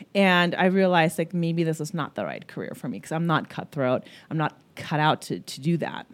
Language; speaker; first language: English; early bilingual, other home language; German